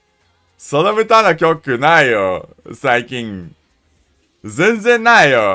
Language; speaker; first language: Japanese; non-native, learner; English